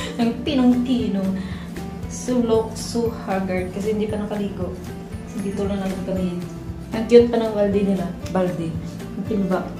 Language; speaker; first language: Filipino; non-native, local second language; Hiligaynon